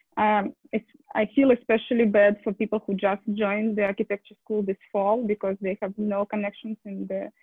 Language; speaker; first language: English; non-native, fluent; Russian